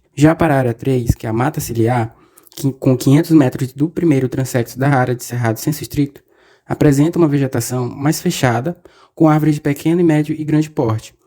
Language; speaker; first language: Portuguese; native; Portuguese